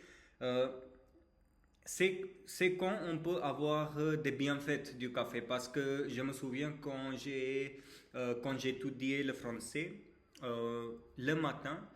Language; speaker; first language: French; non-native, learner; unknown